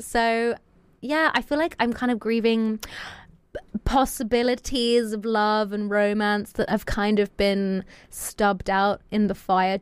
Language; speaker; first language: English; native; English